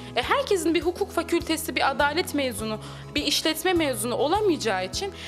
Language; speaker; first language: Turkish; native; Turkish